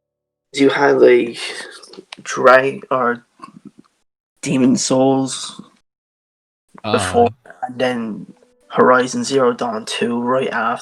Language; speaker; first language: English; native; English